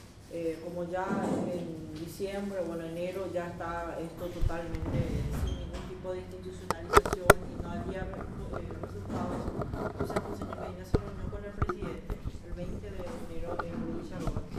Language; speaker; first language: Spanish; native; Spanish